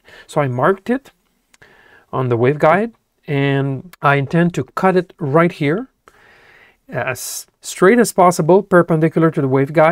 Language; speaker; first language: English; non-native, local second language; French